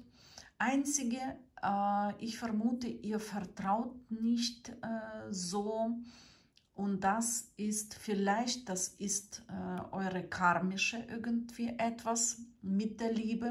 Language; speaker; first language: German; non-native, fluent; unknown